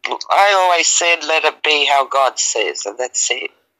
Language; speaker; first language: English; early bilingual, other home language; Serbian